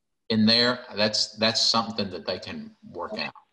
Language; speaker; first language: English; native; English